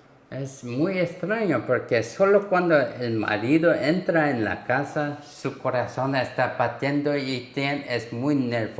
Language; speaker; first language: Spanish; non-native, learner; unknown